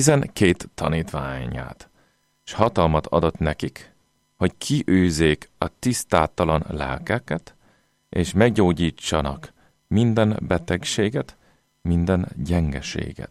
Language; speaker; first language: Hungarian; non-native, fluent; English